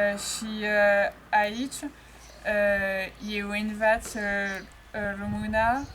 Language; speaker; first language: Romanian; non-native, learner; French